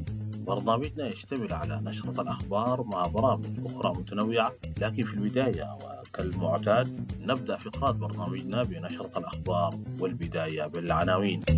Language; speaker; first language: Arabic; native; Arabic